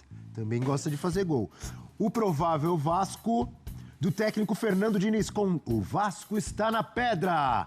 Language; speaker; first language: Portuguese; native; Portuguese